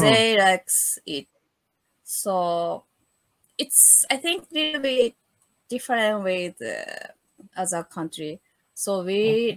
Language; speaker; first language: English; non-native, learner; Japanese